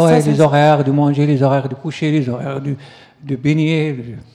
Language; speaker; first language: French; non-native, learner; Arabic